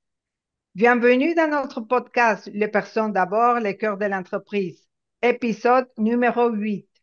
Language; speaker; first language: French; non-native, fluent; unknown